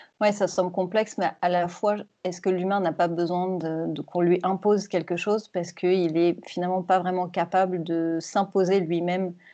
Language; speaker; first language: French; native; French